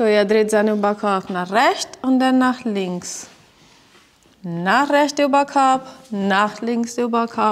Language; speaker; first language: German; non-native, fluent; Italian